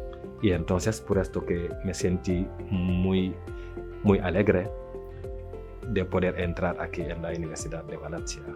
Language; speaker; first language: Spanish; non-native, local second language; French